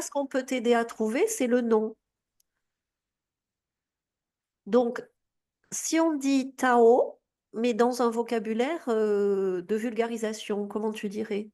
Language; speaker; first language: French; native; French